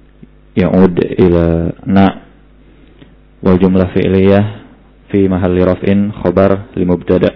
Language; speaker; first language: Arabic; non-native, learner; Indonesian